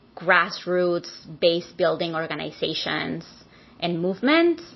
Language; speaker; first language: English; non-native, fluent; Spanish